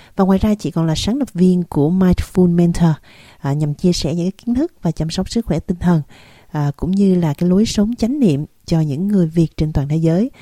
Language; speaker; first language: Vietnamese; native; Vietnamese